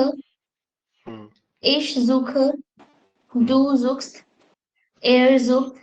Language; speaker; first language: German; non-native, learner; Hindi